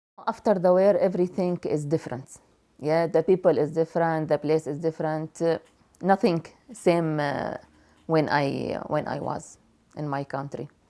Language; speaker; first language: English; non-native, learner; Arabic